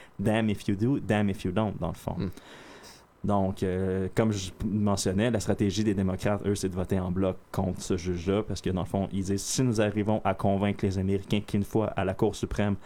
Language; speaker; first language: French; native; French